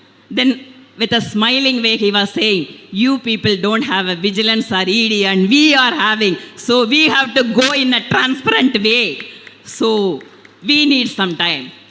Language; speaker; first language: English; non-native, local second language; Tamil